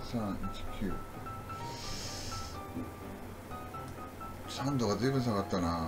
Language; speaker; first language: Japanese; native; Japanese